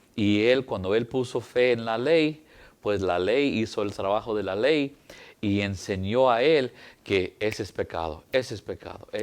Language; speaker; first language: Spanish; early bilingual, heritage; English